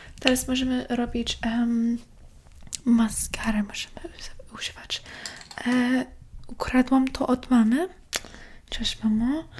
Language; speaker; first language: Polish; early bilingual, heritage; Polish